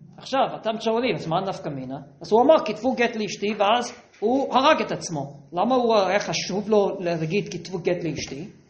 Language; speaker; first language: Hebrew; native; Hebrew